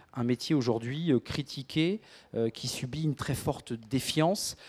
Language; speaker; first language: French; native; French